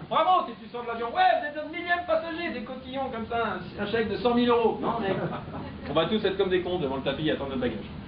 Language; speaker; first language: French; native; French